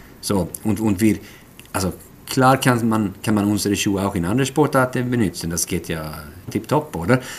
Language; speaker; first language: German; non-native, fluent; Swedish